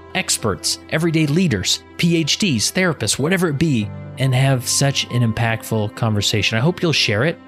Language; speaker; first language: English; native; English